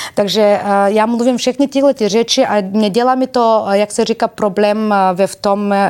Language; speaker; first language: Czech; non-native, fluent; Bulgarian